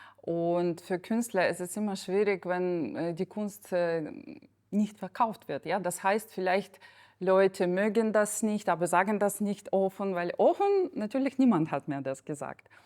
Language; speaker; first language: German; non-native, fluent; Ukrainian